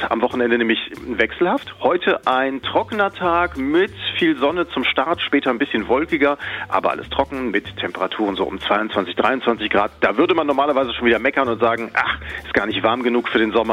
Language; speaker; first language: German; native; German